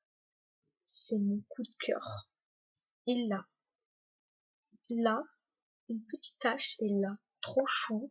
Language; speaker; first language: French; native; French